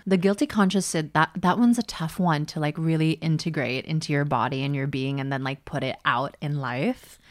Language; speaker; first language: English; early bilingual, other home language; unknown